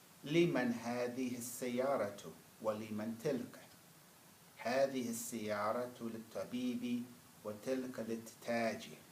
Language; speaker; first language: Arabic; non-native, fluent; English